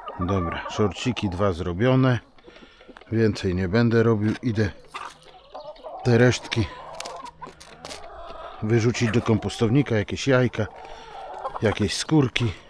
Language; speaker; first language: Polish; native; Polish